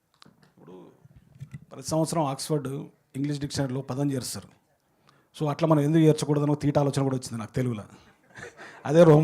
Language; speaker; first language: Telugu; native; Telugu